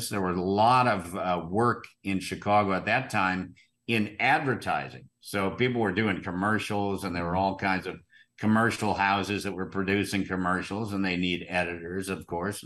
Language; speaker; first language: English; native; English